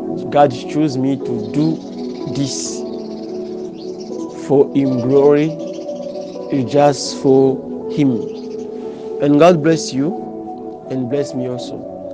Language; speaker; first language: English; non-native, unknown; Lingala